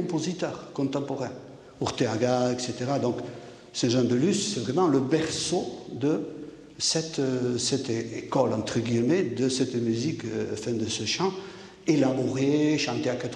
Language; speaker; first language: French; native; French